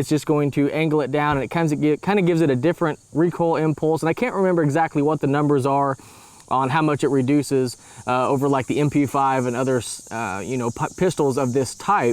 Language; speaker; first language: English; native; English